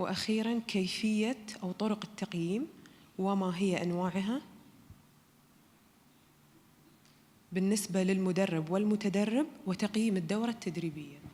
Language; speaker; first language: Arabic; native; Arabic